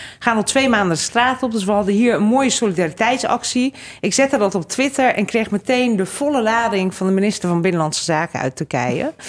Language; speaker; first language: Dutch; early bilingual, other home language; Hungarian